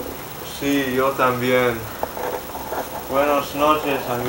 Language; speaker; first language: Spanish; non-native, learner; English